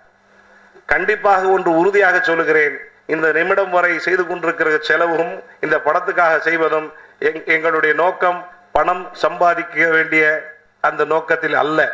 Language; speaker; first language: Tamil; native; Tamil